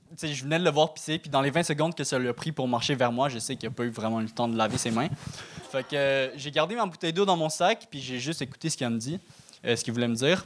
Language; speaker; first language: French; early bilingual, other home language; Arabic